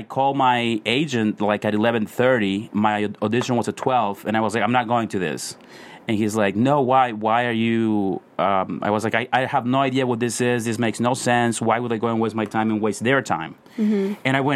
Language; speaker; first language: English; non-native, fluent; Spanish